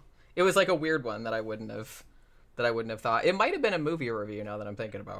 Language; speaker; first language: English; native; English